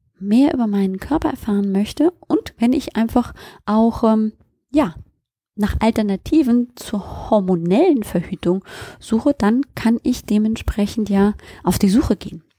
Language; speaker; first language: German; native; German